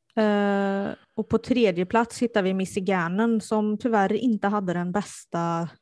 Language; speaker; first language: Swedish; native; Swedish